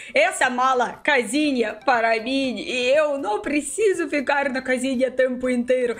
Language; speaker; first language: Portuguese; non-native, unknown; Russian